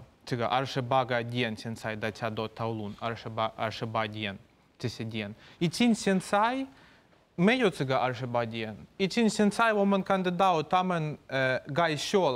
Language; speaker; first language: Chinese; non-native, fluent; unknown